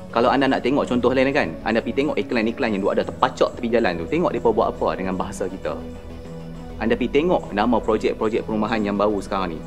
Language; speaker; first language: Malay; native; Malay